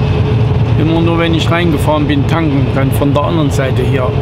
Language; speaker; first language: German; native; German